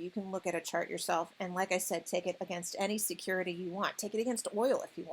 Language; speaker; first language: English; native; English